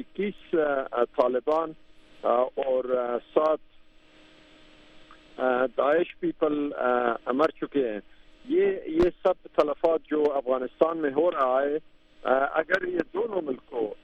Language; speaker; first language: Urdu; non-native, fluent; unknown